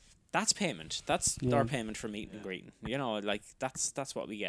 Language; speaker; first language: English; native; English